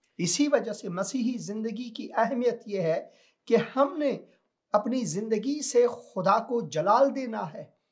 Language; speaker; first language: Urdu; non-native, local second language; Punjabi